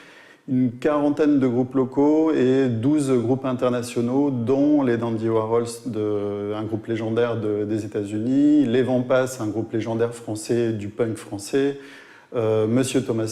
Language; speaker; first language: French; native; French